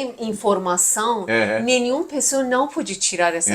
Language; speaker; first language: Portuguese; non-native, learner; Persian